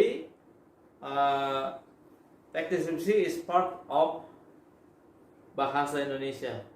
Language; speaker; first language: English; non-native, learner; Indonesian